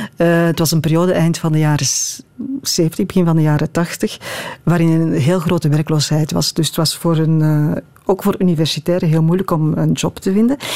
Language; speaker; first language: Dutch; native; Dutch